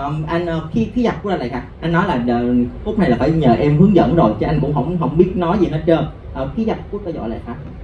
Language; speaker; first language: Thai; non-native, fluent; Vietnamese